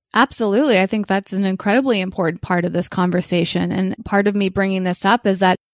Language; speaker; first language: English; early bilingual, other home language; Ukrainian